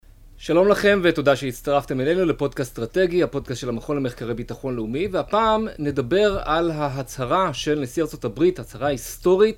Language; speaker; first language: Hebrew; native; Hebrew